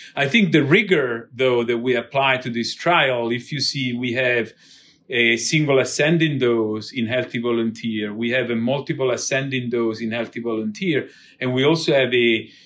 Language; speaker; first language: English; non-native, fluent; Italian